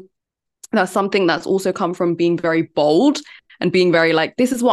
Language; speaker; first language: English; native; English